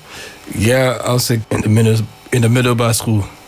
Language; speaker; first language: Dutch; non-native, learner; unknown